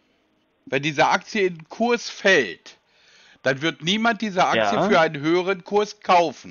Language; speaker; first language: German; native; German